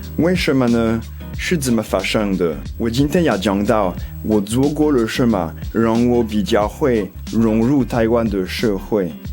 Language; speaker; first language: Chinese; non-native, fluent; French